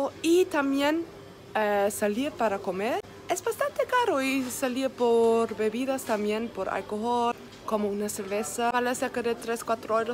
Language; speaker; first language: Spanish; non-native, learner; German